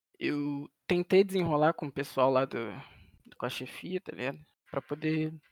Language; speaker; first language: Portuguese; native; Portuguese